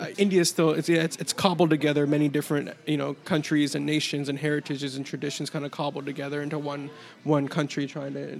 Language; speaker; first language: English; native; English